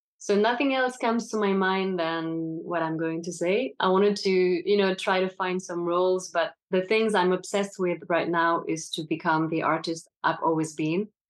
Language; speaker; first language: English; non-native, fluent; French